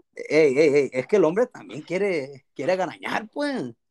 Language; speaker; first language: Spanish; early bilingual, heritage; Spanish